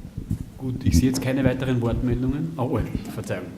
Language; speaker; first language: German; native; German